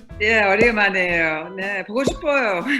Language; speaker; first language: Korean; non-native, fluent; English